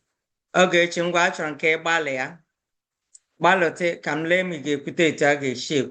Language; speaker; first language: Igbo; native; Igbo